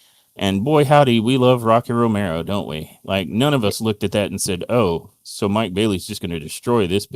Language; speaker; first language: English; native; English